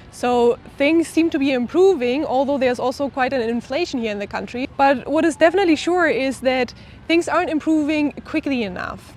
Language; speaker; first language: English; non-native, fluent; German